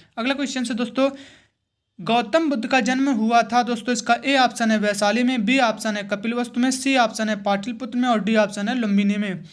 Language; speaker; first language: Hindi; native; Hindi